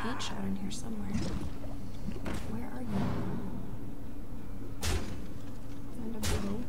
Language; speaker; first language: English; native; English